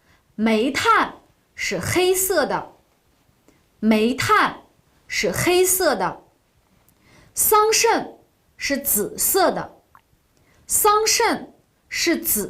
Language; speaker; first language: Chinese; non-native, local second language; Uyghur